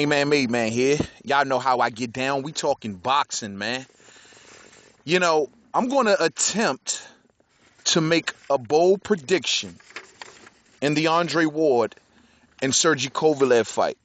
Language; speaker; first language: English; native; English